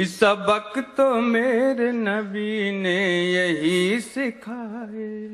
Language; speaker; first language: Urdu; native; Urdu